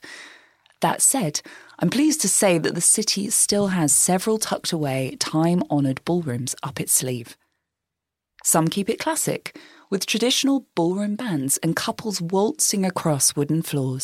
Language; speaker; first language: English; native; English